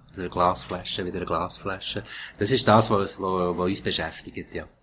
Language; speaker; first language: German; native; German